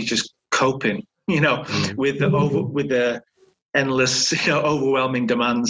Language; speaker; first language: English; native; English